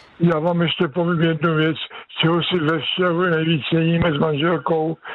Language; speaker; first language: Czech; native; Czech